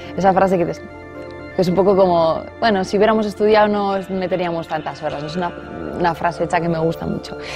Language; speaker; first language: Spanish; non-native, local second language; Basque